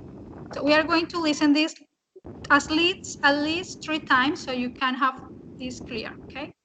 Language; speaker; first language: English; non-native, fluent; Spanish